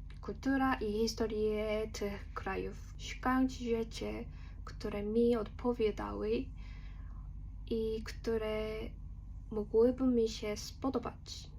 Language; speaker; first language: Polish; non-native, learner; Korean